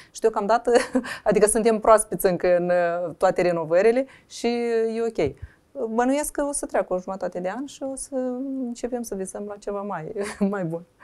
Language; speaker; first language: Romanian; native; Romanian